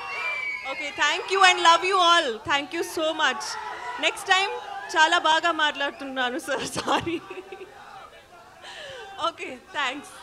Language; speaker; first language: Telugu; non-native, learner; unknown